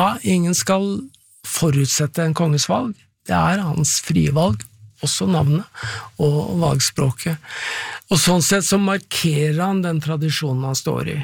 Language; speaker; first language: Norwegian; native; Norwegian